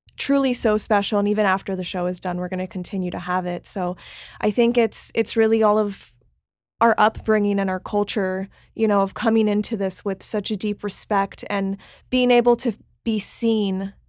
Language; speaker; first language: English; native; English